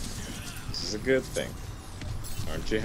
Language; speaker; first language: English; native; English